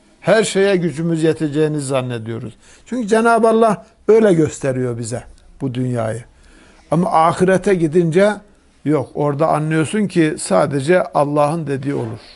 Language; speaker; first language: Turkish; native; Turkish